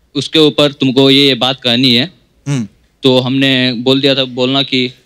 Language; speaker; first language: Hindi; native; Hindi